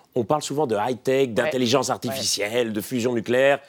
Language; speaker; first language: French; native; French